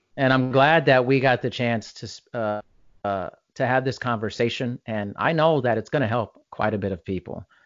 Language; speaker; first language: English; native; English